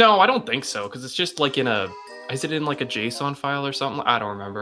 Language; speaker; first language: English; native; English